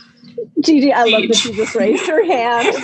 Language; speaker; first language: English; native; English